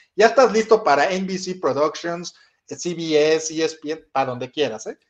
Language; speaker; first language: Spanish; native; Spanish